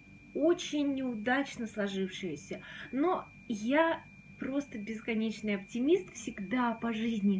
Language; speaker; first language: Russian; native; Russian